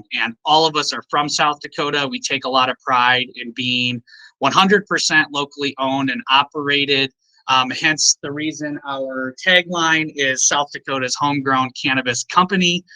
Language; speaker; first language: English; native; English